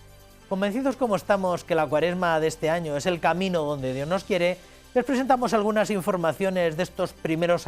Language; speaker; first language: Spanish; native; Spanish